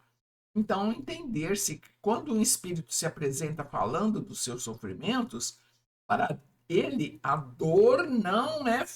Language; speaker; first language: Portuguese; native; Portuguese